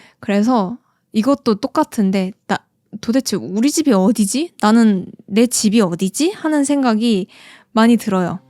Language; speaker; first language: Korean; native; Korean